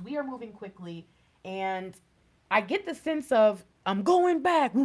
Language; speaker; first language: English; native; English